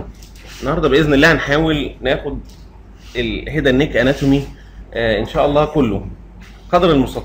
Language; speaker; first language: Arabic; native; Arabic